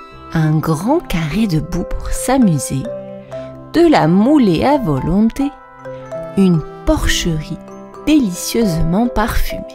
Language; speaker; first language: French; native; French